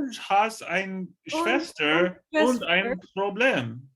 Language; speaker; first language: German; non-native, learner; English